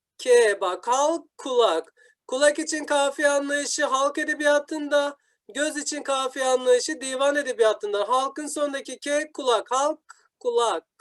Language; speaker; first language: Turkish; native; Turkish